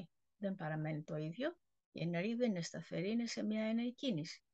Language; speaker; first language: Greek; native; Greek